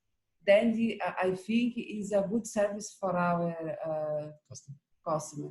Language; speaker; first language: English; non-native, learner; Portuguese